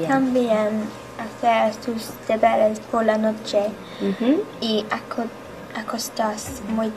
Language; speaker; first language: Spanish; non-native, learner; English